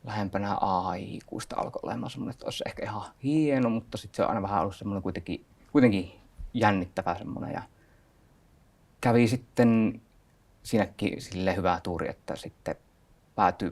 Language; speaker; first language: Finnish; native; Finnish